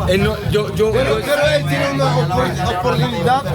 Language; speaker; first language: Spanish; non-native, learner; German